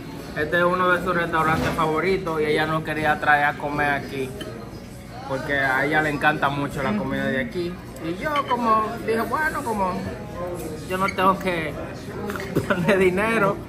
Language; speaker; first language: Spanish; native; Spanish